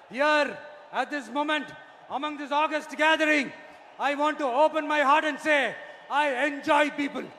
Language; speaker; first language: English; non-native, local second language; Tamil